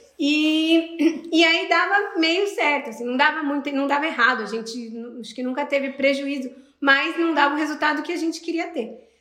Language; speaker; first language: Portuguese; native; Portuguese